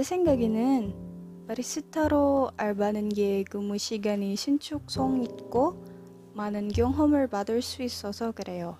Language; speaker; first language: Korean; non-native, learner; Indonesian